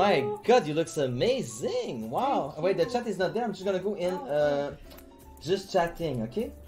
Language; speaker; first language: English; non-native, fluent; French